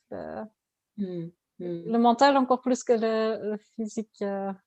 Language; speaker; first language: French; non-native, learner; Dutch